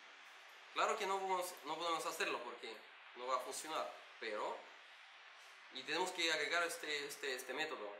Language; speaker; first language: Spanish; non-native, learner; Russian